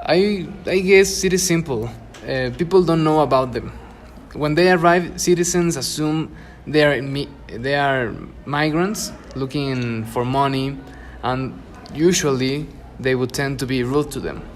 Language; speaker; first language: English; non-native, fluent; Spanish